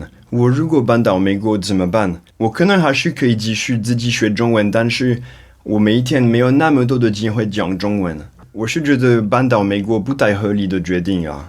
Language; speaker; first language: Chinese; non-native, fluent; French